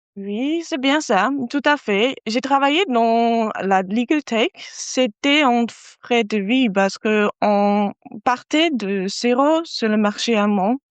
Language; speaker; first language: French; non-native, fluent; German